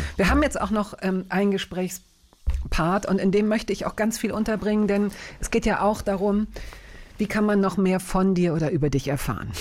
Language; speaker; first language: German; native; German